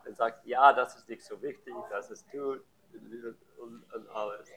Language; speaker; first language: German; non-native, learner; English